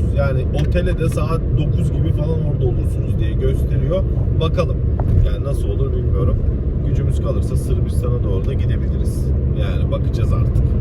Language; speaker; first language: Turkish; early bilingual, heritage; Turkish